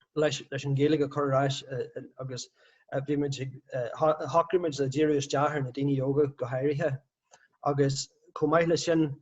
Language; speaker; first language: Irish; non-native, local second language; English